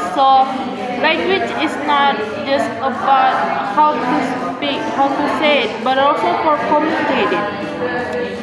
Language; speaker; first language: English; non-native, learner; Indonesian